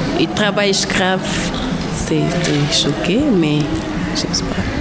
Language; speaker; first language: French; non-native, learner; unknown